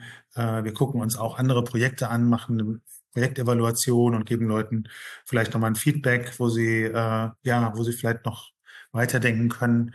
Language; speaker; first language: German; native; German